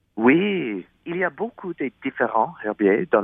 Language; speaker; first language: French; non-native, learner; English